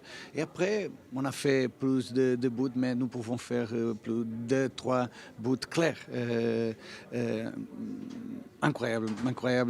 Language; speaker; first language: French; non-native, fluent; Portuguese